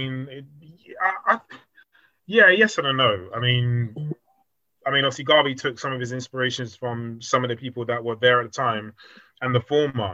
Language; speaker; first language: English; native; English